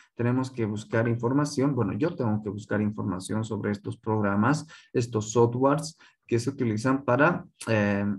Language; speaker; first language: Spanish; non-native, local second language; Quechua